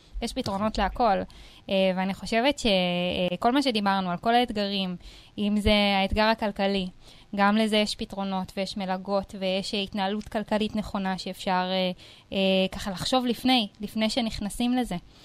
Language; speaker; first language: Hebrew; native; Hebrew